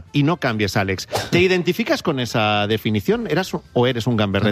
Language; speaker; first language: Spanish; native; Spanish